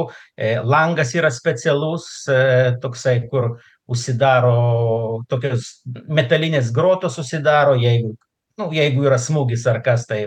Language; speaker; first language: Lithuanian; non-native, local second language; Russian